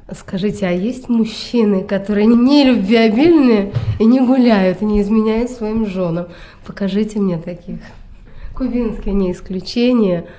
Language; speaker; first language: Russian; native; Russian